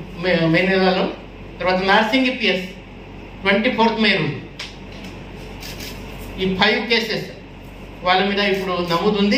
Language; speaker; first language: Telugu; native; Telugu